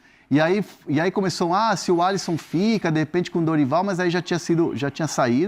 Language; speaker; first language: Portuguese; native; Portuguese